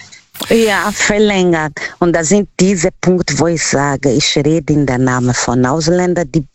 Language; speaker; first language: German; non-native, learner; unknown